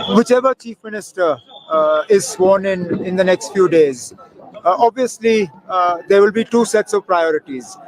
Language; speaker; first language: English; non-native, local second language; Kashmiri